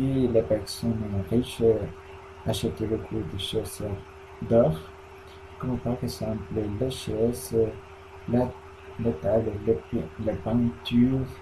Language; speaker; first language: French; non-native, learner; Spanish